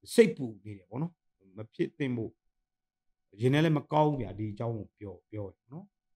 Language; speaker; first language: Burmese; non-native, local second language; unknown